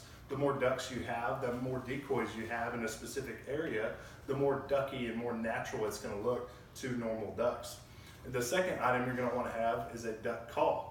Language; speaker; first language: English; native; English